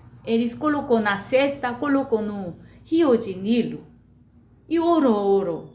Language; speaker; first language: Portuguese; non-native, learner; Korean